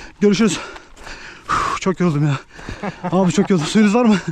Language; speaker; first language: Turkish; native; Turkish